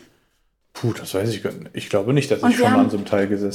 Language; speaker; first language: German; native; German